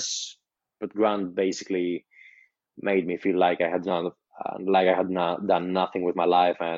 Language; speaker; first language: English; non-native, fluent; Greek